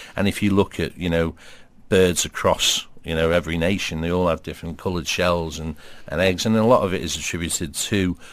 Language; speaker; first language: English; native; English